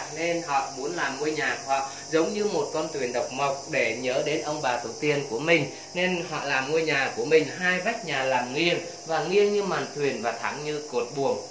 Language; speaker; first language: Vietnamese; non-native, local second language; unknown